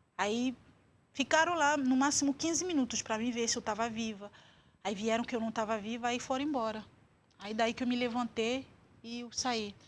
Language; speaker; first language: Portuguese; non-native, fluent; Swahili